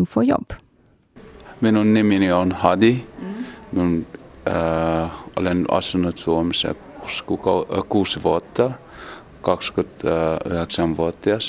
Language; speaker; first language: Finnish; non-native, learner; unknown